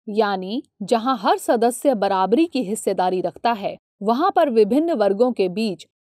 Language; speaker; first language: Hindi; native; Hindi